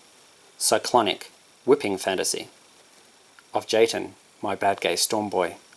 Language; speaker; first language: English; native; English